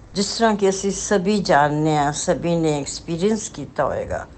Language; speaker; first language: Hindi; non-native, local second language; Punjabi